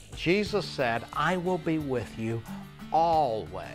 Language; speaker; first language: English; native; English